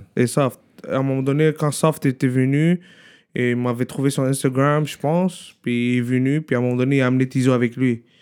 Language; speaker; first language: French; early bilingual, other home language; Arabic